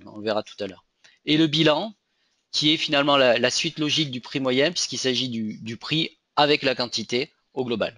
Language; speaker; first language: French; native; French